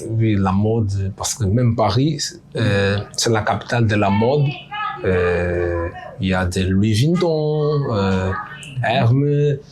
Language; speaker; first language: French; non-native, learner; Portuguese